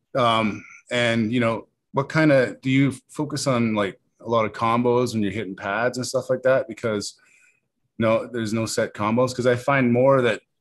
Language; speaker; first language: English; native; English